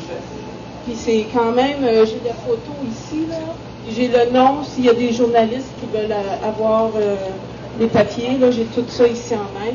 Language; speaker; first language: French; native; French